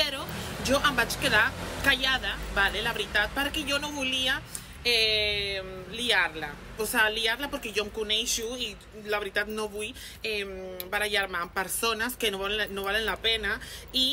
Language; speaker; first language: Catalan; early bilingual, other home language; Spanish